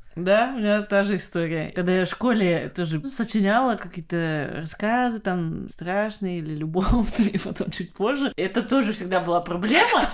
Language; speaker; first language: Russian; non-native, local second language; Kazakh